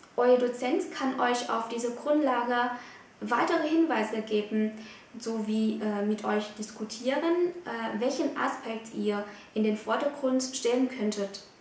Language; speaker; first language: German; non-native, fluent; Vietnamese